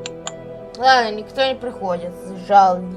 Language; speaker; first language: Russian; native; Russian